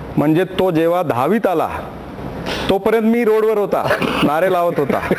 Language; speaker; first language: Marathi; non-native, local second language; Punjabi